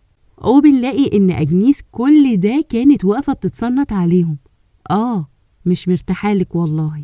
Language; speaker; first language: Arabic; native; Arabic